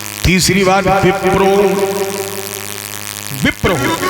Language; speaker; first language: Hindi; native; Hindi